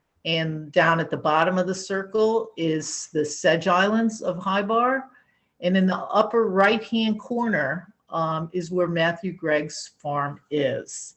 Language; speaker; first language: English; native; English